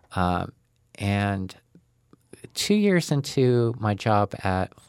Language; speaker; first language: English; native; English